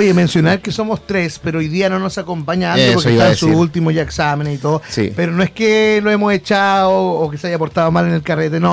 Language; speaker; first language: Spanish; native; Spanish